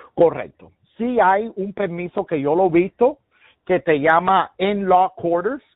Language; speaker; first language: Spanish; early bilingual, heritage; Spanish